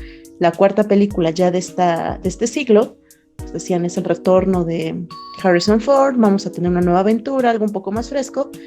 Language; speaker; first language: Spanish; native; Spanish